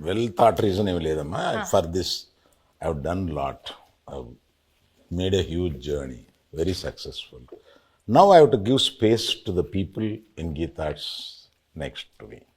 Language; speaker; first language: Telugu; native; Telugu